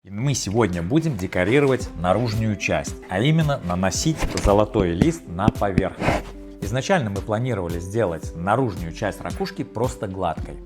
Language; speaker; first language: Russian; native; Russian